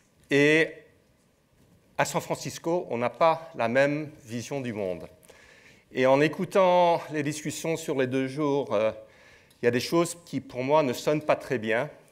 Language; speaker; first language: French; non-native, fluent; English